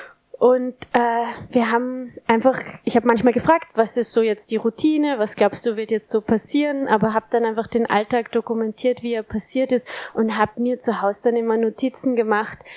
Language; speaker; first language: German; native; German